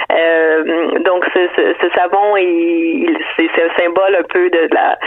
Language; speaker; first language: French; native; French